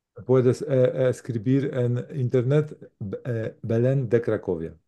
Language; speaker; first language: Spanish; non-native, learner; Polish